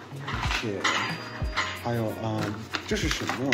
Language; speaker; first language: Chinese; non-native, fluent; English